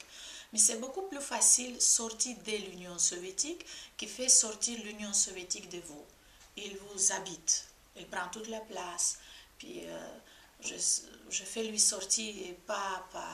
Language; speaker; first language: French; non-native, fluent; Georgian